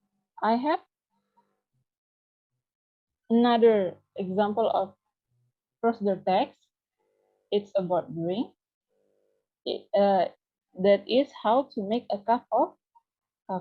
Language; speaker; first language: English; non-native, learner; Indonesian